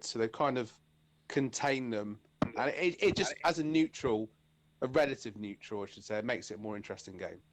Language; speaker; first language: English; native; English